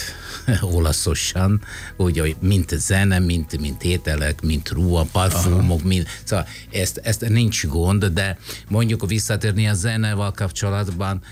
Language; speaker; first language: Hungarian; non-native, fluent; Italian